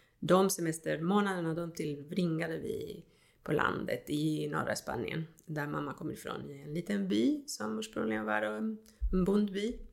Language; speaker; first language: Swedish; non-native, fluent; Spanish